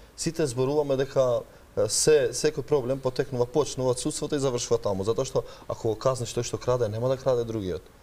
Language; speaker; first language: Macedonian; non-native, local second language; Albanian